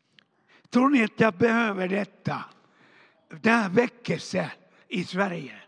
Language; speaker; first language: Swedish; non-native, fluent; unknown